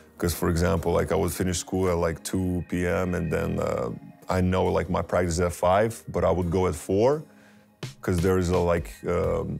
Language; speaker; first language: English; non-native, fluent; Lithuanian